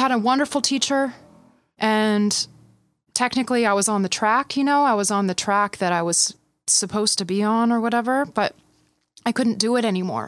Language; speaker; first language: English; native; English